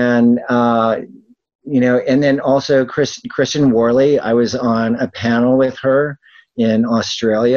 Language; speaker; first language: English; native; English